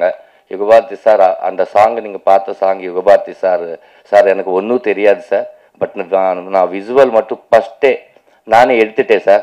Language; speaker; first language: Tamil; non-native, local second language; Telugu